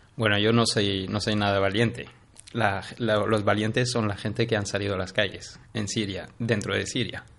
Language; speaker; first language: Spanish; non-native, fluent; Arabic